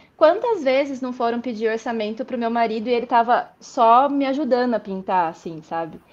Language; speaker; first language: Portuguese; native; Portuguese